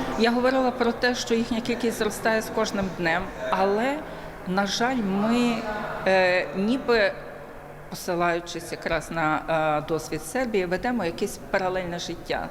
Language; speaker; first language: Ukrainian; early bilingual, heritage; Ukrainian